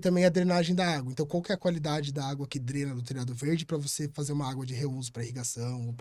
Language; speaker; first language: Portuguese; native; Portuguese